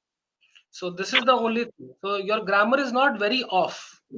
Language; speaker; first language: English; non-native, local second language; Hindi